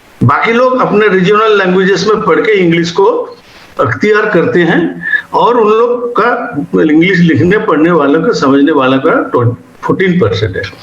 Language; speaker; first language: Hindi; non-native, local second language; Odia